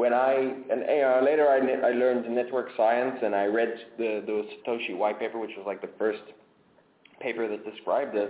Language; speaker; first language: English; native; English